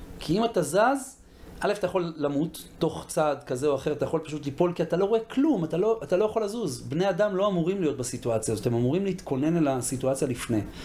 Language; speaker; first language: Hebrew; native; Hebrew